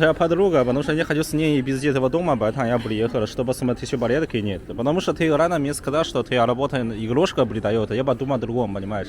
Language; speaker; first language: Russian; non-native, learner; Chinese